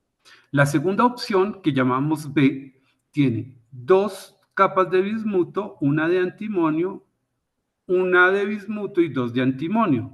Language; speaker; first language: Spanish; native; Spanish